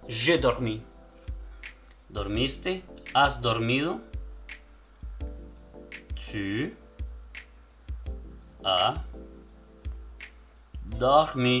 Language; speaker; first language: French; non-native, fluent; Spanish